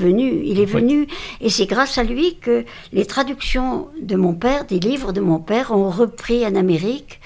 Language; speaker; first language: French; native; French